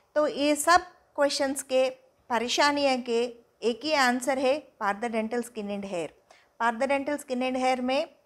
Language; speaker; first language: Hindi; non-native, local second language; Telugu